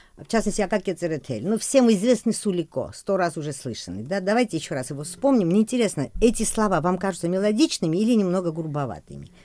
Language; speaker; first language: Russian; non-native, local second language; Georgian